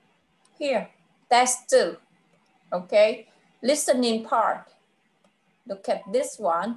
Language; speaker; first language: English; non-native, fluent; Vietnamese